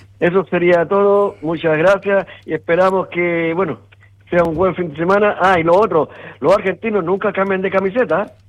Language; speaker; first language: Spanish; native; Spanish